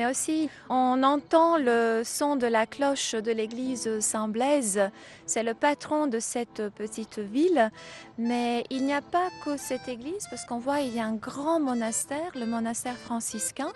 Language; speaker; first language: French; non-native, fluent; Croatian